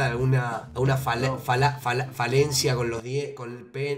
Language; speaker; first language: Spanish; native; Spanish